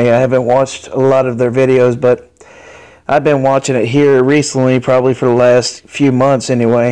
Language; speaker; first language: English; native; English